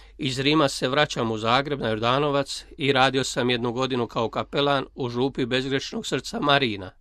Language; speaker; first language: Croatian; native; Croatian